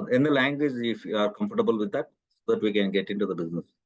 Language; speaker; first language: English; non-native, local second language; Tamil